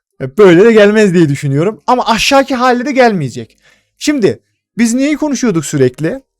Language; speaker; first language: Turkish; native; Turkish